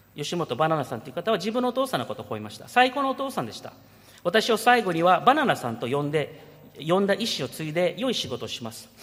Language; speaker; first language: Japanese; early bilingual, heritage; Japanese